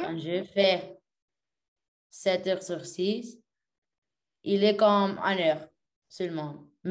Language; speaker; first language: French; non-native, learner; Spanish